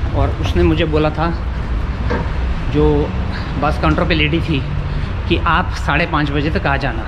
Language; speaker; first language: Hindi; native; Hindi